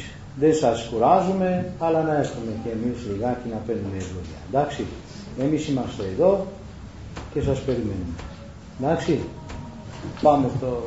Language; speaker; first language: Greek; non-native, learner; Romanian